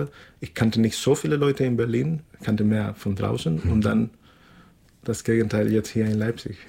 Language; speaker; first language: German; non-native, fluent; Spanish